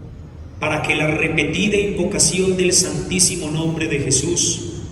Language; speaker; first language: Spanish; native; Spanish